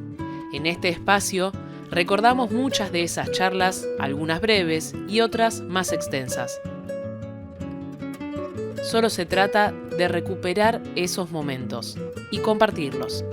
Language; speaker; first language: Spanish; native; Spanish